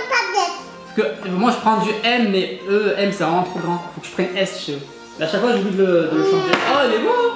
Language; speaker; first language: French; native; French